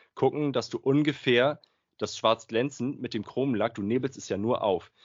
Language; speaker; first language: German; native; German